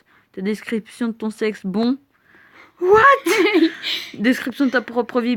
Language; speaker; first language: French; native; French